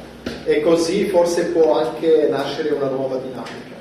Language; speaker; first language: Italian; non-native, fluent; German